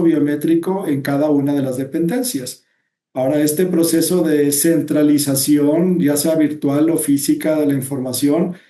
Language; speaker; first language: Spanish; native; Spanish